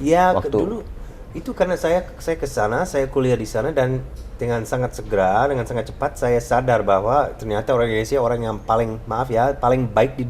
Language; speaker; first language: Indonesian; non-native, fluent; English